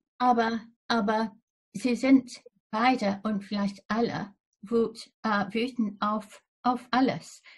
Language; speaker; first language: German; non-native, fluent; English